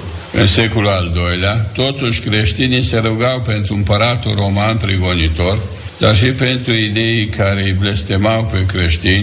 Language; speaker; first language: Romanian; native; Romanian